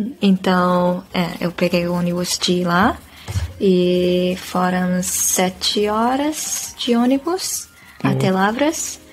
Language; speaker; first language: Portuguese; non-native, fluent; Dutch